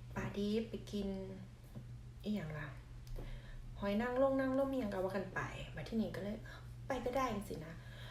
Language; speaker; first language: Thai; non-native, local second language; Northeastern Thai